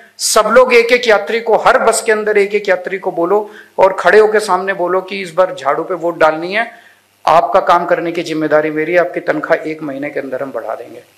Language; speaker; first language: Hindi; native; Hindi